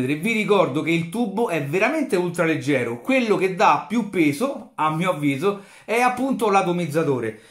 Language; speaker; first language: Italian; native; Italian